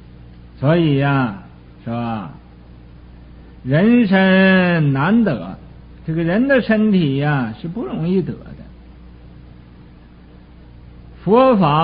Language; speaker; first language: Chinese; native; Chinese